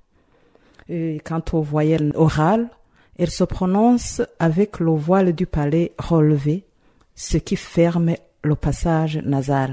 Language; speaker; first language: French; non-native, local second language; Rundi